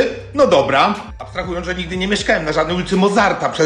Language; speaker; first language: Polish; native; Polish